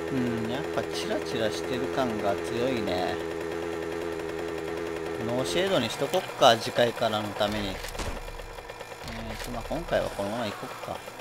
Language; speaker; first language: Japanese; native; Japanese